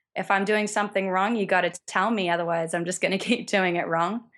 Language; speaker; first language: English; native; English